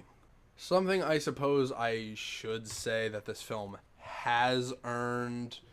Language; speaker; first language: English; native; English